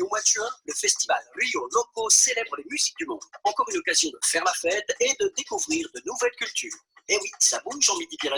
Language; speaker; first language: French; native; French